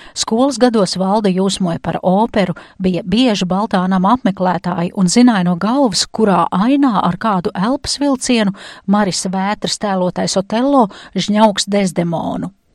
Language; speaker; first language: Latvian; native; Latvian